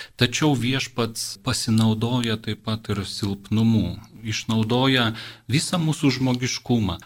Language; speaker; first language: Lithuanian; non-native, local second language; Polish